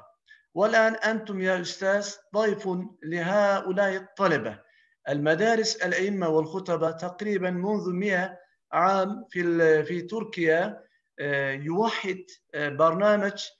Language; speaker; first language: Arabic; non-native, fluent; Turkish